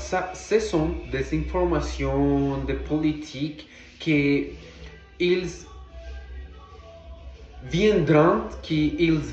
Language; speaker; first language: French; non-native, learner; Portuguese